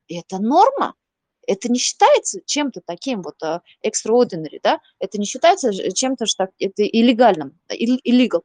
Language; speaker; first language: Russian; non-native, local second language; Uzbek